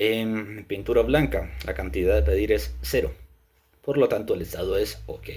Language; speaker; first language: Spanish; native; Spanish